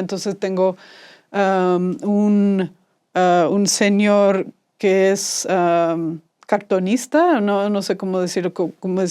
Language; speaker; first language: Spanish; non-native, fluent; English